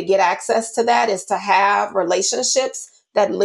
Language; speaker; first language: English; native; English